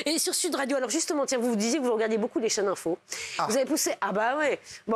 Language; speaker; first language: French; native; French